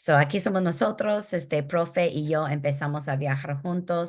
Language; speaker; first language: Spanish; early bilingual, heritage; Spanish